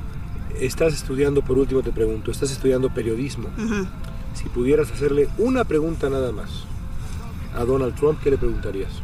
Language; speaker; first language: Spanish; native; Spanish